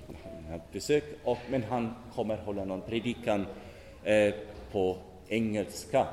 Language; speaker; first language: Swedish; non-native, fluent; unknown